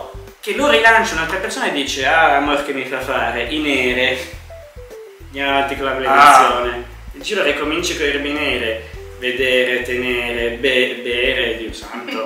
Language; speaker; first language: Italian; native; Italian